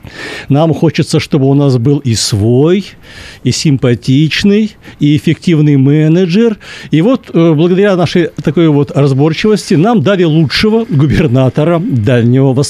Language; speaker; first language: Russian; native; Russian